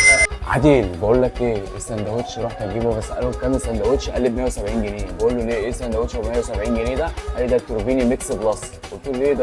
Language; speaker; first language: Arabic; native; Arabic